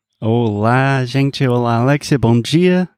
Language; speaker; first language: Portuguese; non-native, fluent; English